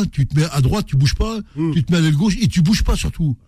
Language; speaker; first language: French; native; French